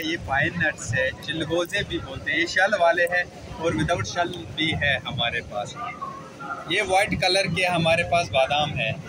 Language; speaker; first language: Hindi; non-native, fluent; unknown